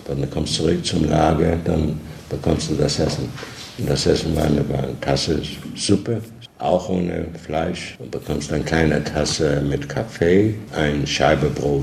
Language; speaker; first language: German; non-native, learner; Polish